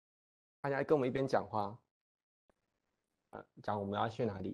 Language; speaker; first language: Chinese; native; Chinese